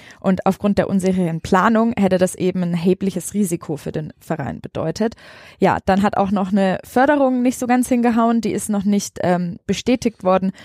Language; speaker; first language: German; native; German